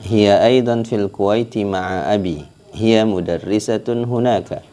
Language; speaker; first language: Arabic; non-native, fluent; Indonesian